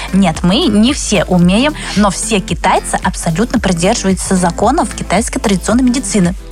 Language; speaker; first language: Russian; early bilingual, other home language; Chinese